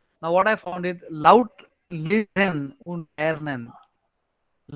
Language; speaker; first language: German; non-native, fluent; Marathi